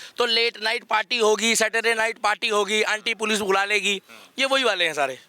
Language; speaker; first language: Hindi; native; Hindi